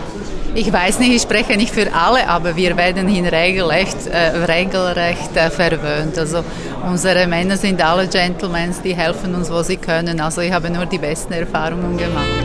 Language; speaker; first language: German; non-native, fluent; Slovak